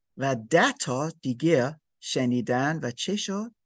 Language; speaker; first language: Persian; non-native, learner; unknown